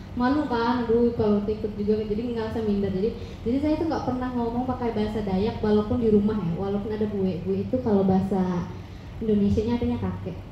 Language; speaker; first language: Indonesian; native; Indonesian